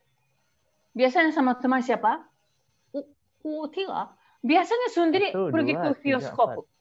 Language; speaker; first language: Indonesian; non-native, fluent; Japanese